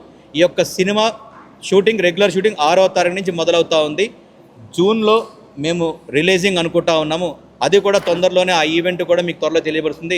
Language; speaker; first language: Telugu; native; Telugu